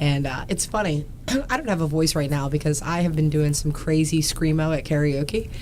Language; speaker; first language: English; native; English